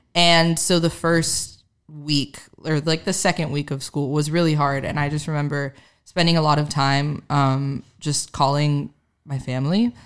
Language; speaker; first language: English; native; English